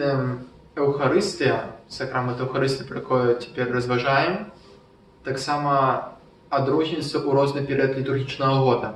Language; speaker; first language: Belarusian; non-native, local second language; Russian